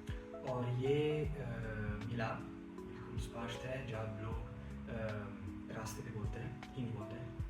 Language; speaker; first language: Hindi; non-native, learner; Italian